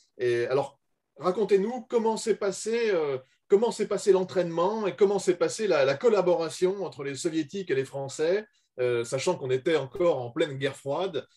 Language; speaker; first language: French; native; French